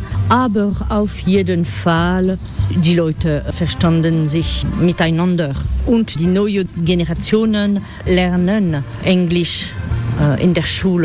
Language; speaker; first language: German; non-native, fluent; French